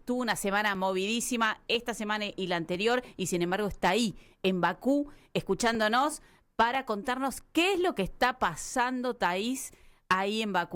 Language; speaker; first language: Spanish; native; Spanish